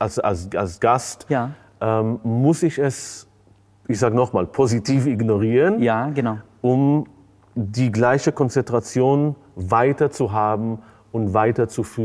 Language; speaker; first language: German; non-native, fluent; Hebrew